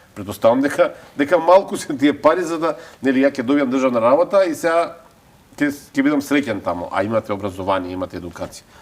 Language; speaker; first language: Macedonian; native; Macedonian